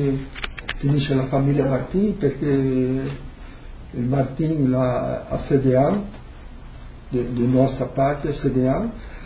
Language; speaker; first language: Italian; early bilingual, heritage; Portuguese